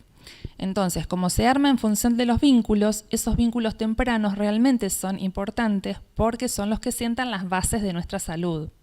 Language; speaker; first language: Spanish; native; Spanish